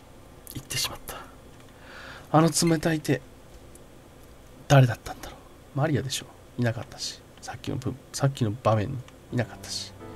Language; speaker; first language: Japanese; native; Japanese